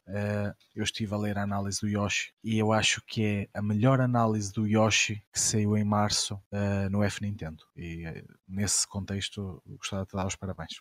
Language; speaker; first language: Portuguese; native; Portuguese